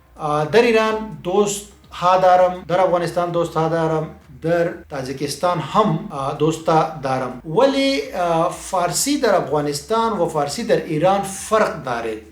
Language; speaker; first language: Persian; non-native, learner; Pashto